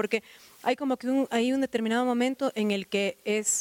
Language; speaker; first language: Spanish; native; Spanish